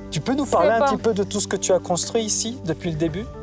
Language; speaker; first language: French; native; French